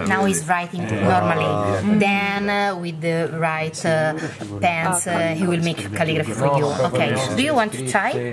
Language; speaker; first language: English; non-native, learner; Italian